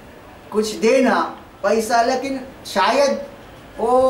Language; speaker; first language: Hindi; non-native, learner; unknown